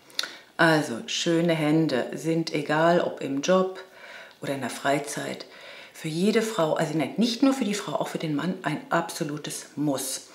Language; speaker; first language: German; native; German